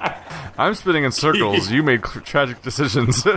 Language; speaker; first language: English; native; English